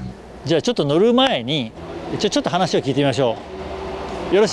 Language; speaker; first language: Japanese; native; Japanese